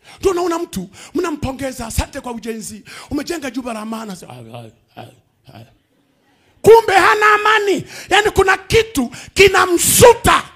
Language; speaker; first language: Swahili; native; Swahili